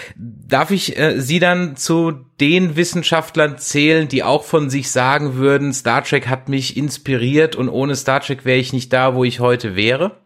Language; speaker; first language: German; native; German